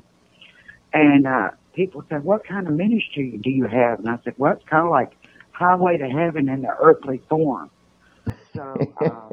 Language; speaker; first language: English; native; English